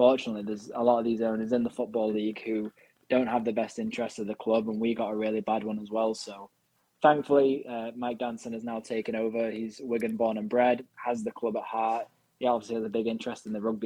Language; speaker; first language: English; native; English